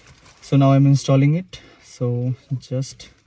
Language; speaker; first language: English; non-native, local second language; Hindi